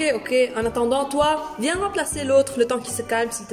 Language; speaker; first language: French; non-native, local second language; Arabic